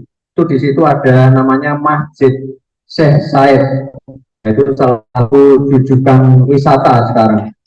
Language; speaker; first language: Indonesian; native; Indonesian